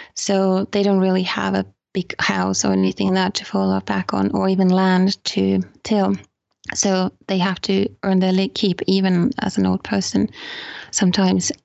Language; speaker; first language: English; non-native, fluent; Finnish